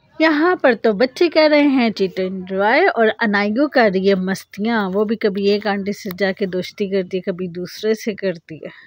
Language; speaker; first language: Hindi; native; Hindi